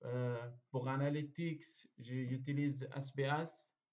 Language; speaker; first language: French; non-native, learner; Arabic